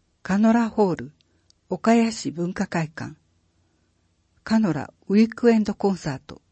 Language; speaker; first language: Japanese; native; Japanese